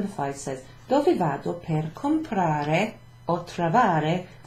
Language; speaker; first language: Italian; non-native, fluent; English